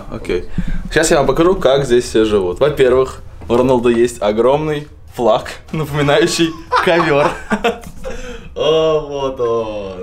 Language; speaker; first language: Russian; native; Russian